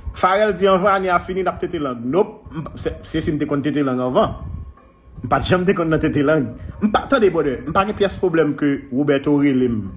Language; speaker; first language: Haitian Creole; native; Haitian Creole